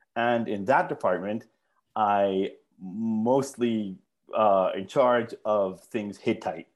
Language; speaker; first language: English; non-native, fluent; Spanish